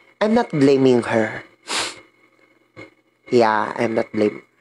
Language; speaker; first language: English; non-native, learner; Filipino